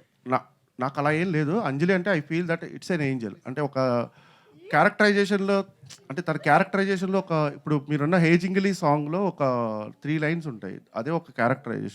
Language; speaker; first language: Telugu; native; Telugu